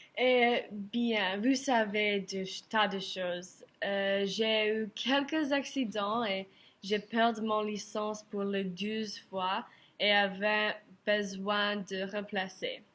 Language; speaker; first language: French; non-native, learner; English